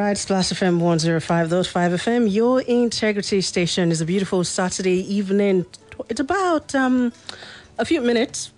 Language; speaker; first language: English; non-native, local second language; Yoruba